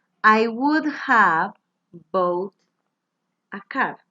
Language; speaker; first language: English; non-native, fluent; Spanish